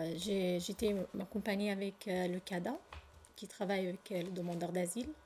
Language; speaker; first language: French; non-native, learner; Arabic